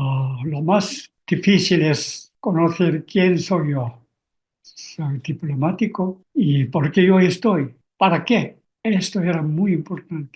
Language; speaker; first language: Spanish; non-native, learner; Korean